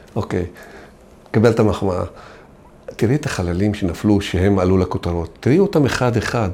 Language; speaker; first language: Hebrew; non-native, local second language; Arabic